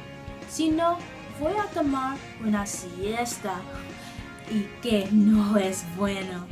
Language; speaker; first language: Spanish; non-native, learner; English